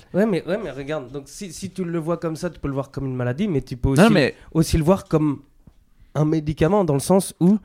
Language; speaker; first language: French; native; French